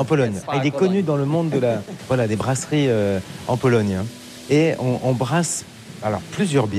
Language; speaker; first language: French; native; French